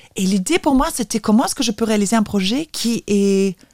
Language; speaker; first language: French; non-native, fluent; Lithuanian